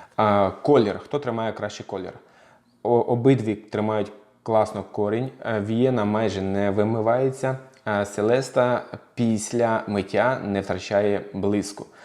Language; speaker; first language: Ukrainian; non-native, local second language; Russian